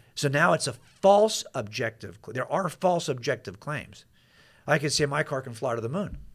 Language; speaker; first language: English; native; English